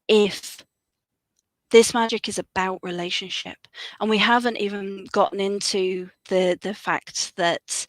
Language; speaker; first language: English; native; English